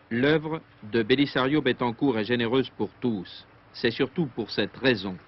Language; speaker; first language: French; native; French